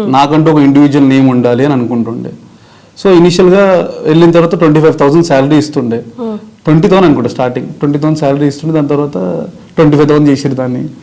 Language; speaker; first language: Telugu; native; Telugu